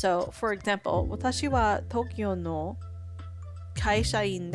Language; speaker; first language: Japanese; non-native, learner; English